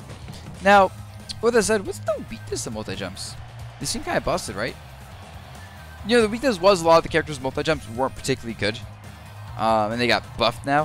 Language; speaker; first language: English; native; English